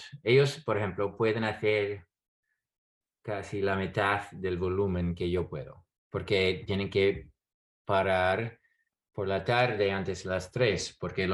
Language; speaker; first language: Spanish; non-native, fluent; English